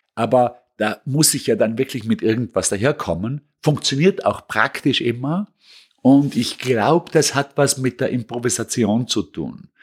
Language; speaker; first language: German; native; German